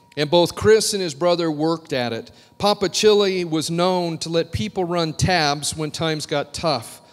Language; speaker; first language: English; native; English